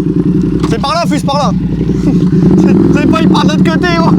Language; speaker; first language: French; native; French